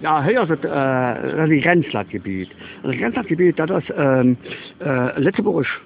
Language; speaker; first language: German; non-native, local second language; Luxembourgish